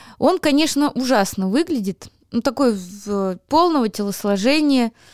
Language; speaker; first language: Russian; native; Russian